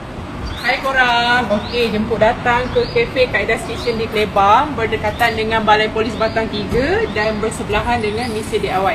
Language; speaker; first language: Malay; native; Malay